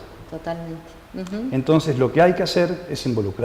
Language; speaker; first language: Spanish; native; Spanish